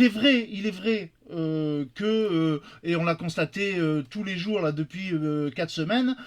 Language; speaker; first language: French; native; French